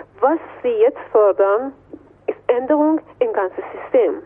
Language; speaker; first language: German; non-native, fluent; Persian